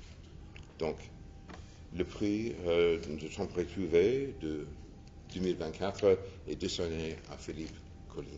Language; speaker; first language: French; non-native, fluent; English